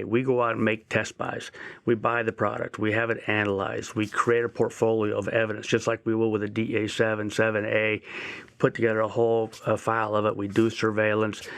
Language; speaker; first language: English; native; English